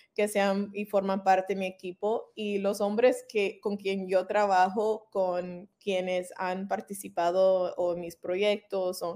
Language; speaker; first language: Spanish; early bilingual, heritage; Spanish